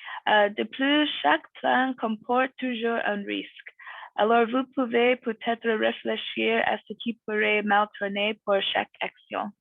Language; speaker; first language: French; non-native, fluent; English